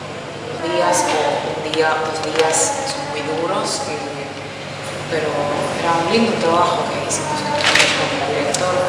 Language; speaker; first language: Spanish; non-native, fluent; Finnish